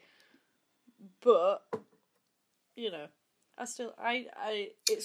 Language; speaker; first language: English; native; English